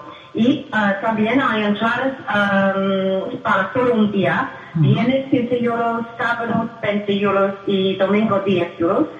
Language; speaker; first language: Spanish; non-native, fluent; English